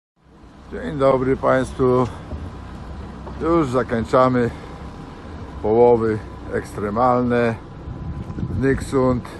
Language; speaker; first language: Polish; native; Polish